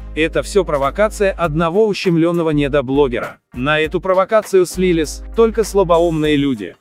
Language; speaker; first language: Russian; non-native, local second language; Uzbek